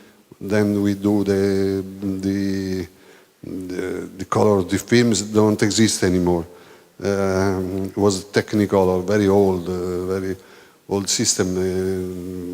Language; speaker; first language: English; non-native, learner; Italian